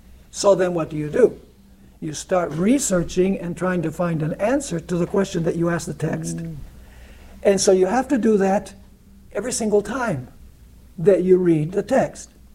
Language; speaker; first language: English; early bilingual, other home language; Spanish